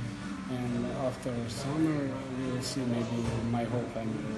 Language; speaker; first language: English; non-native, learner; Croatian